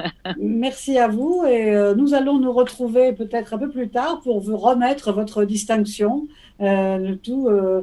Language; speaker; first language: French; native; French